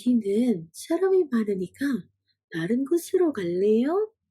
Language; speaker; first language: Korean; non-native, fluent; Indonesian